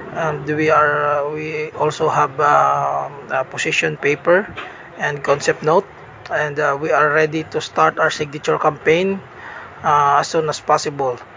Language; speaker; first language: English; non-native, local second language; Hiligaynon